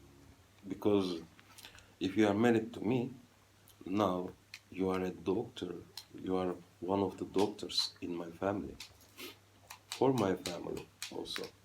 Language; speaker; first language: English; non-native, fluent; Turkish